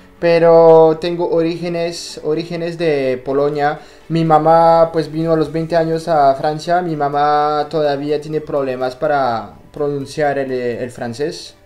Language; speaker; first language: Spanish; non-native, fluent; French